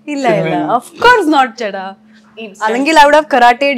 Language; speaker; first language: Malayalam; early bilingual, heritage; Malayalam